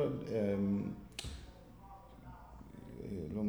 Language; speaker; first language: Spanish; non-native, learner; English